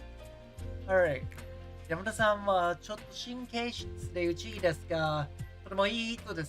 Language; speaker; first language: Japanese; non-native, learner; English